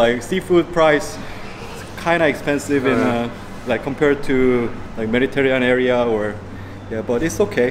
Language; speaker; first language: English; non-native, learner; Korean